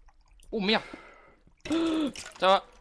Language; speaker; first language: French; native; French